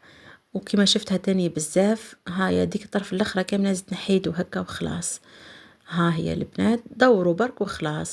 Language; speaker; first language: Arabic; native; Arabic